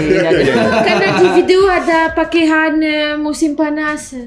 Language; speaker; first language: Indonesian; non-native, learner; French